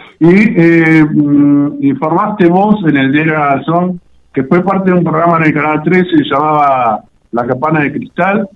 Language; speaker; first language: Spanish; native; Spanish